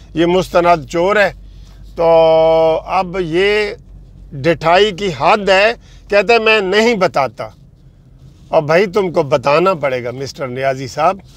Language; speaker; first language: Urdu; non-native, local second language; Punjabi